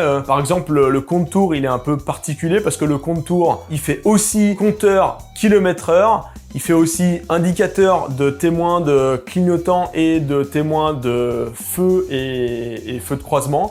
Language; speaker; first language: French; native; French